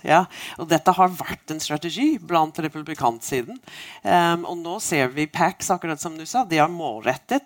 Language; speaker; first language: Norwegian; non-native, fluent; English